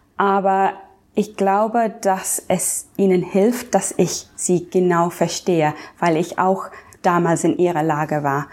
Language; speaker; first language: German; non-native, fluent; English